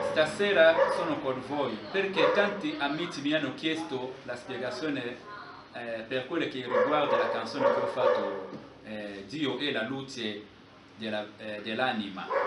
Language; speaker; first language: Italian; non-native, fluent; Lingala